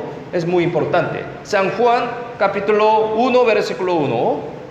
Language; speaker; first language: Spanish; non-native, fluent; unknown